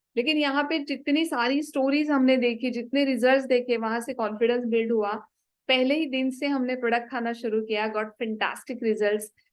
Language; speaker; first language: Hindi; non-native, local second language; Marathi